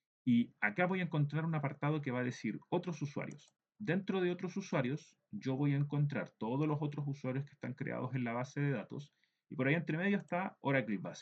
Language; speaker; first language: Spanish; native; Spanish